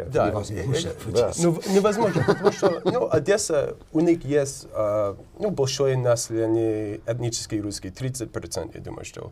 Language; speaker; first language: Russian; non-native, learner; English